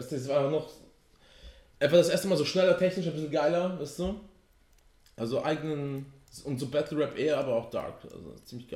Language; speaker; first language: German; native; German